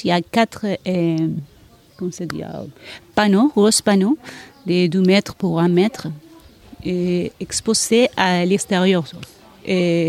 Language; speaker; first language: French; non-native, learner; Spanish